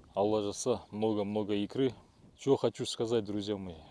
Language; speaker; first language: Russian; non-native, local second language; Kazakh